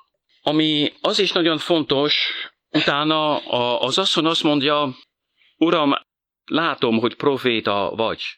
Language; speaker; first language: Hungarian; non-native, fluent; French